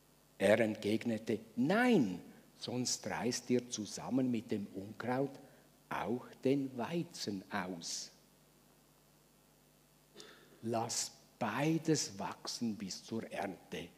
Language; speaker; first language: German; native; German